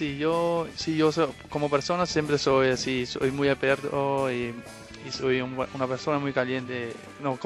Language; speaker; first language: Spanish; non-native, fluent; Danish